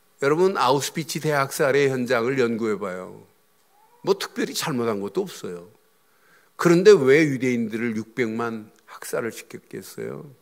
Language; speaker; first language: Korean; native; Korean